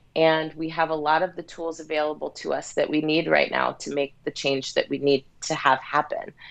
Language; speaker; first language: English; native; English